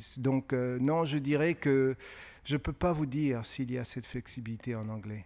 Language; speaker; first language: French; non-native, local second language; Kinyarwanda